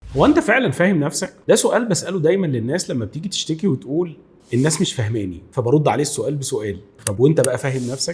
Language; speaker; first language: Arabic; native; Arabic